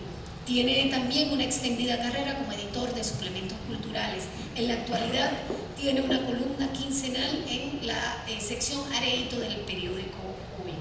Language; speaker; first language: Spanish; native; Spanish